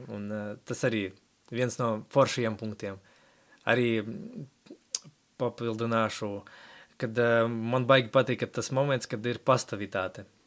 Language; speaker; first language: Latvian; non-native, local second language; Russian